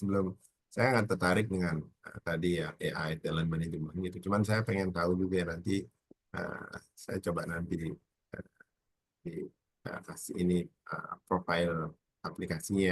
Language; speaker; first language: Indonesian; native; Indonesian